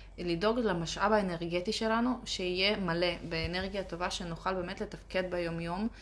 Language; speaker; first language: Hebrew; early bilingual, other home language; Russian